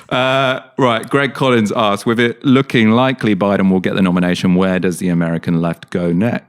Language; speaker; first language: English; native; English